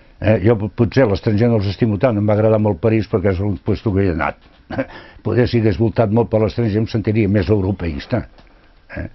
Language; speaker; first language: Catalan; non-native, local second language; Spanish